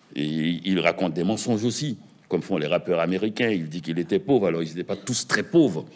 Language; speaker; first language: French; native; French